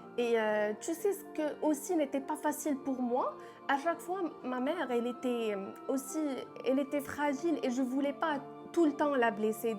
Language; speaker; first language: French; non-native, local second language; Arabic